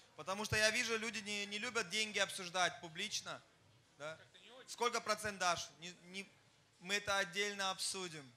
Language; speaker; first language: Russian; non-native, fluent; German